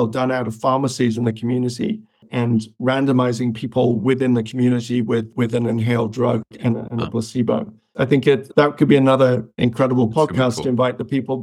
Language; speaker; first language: English; native; English